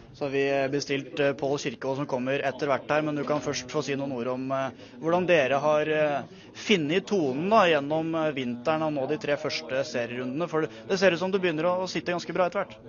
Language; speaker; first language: Norwegian; native; Norwegian